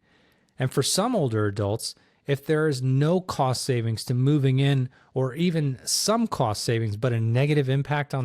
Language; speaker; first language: English; native; English